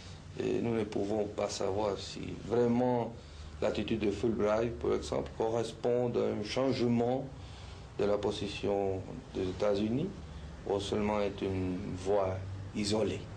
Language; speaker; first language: French; non-native, learner; Spanish